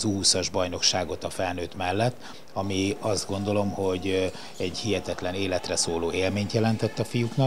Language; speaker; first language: Hungarian; native; Hungarian